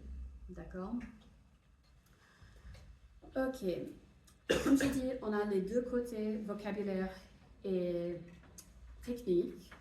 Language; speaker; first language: French; non-native, fluent; English